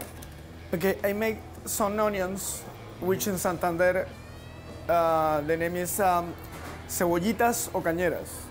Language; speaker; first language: English; non-native, learner; Spanish